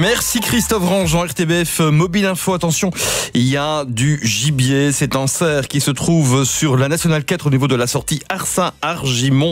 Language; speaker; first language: French; native; French